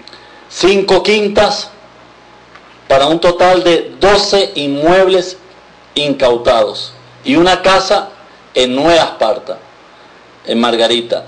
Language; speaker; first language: Spanish; native; Spanish